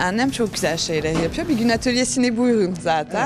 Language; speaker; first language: Turkish; early bilingual, heritage; Turkish